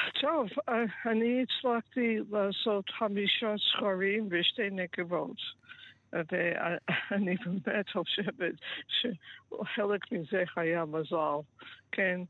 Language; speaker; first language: Hebrew; non-native, fluent; English